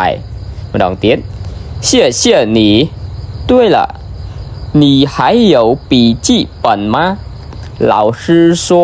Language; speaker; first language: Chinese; non-native, fluent; Khmer